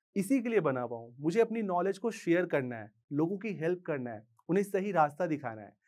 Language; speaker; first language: Hindi; native; Hindi